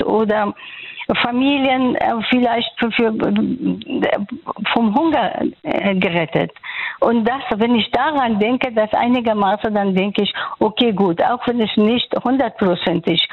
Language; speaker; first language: German; non-native, fluent; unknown